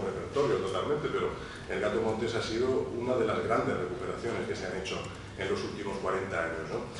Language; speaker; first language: Spanish; native; Spanish